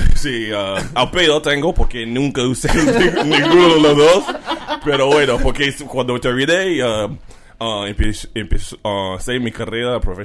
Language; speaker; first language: Spanish; non-native, learner; English